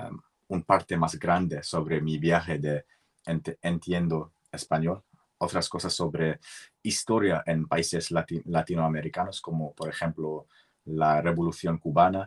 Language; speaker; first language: Spanish; non-native, learner; English